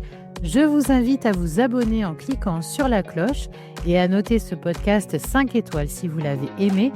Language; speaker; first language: French; native; French